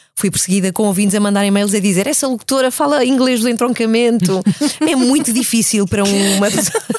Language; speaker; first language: Portuguese; early bilingual, heritage; Portuguese